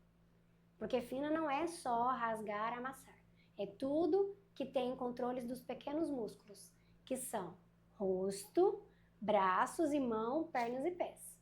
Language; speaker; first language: Portuguese; native; Portuguese